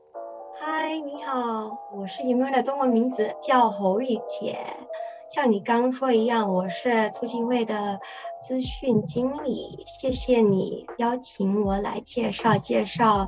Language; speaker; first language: Chinese; early bilingual, heritage; English